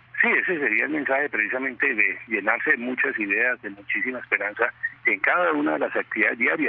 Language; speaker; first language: Spanish; native; Spanish